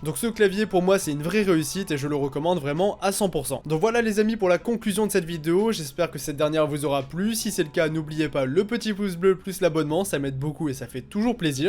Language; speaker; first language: French; native; French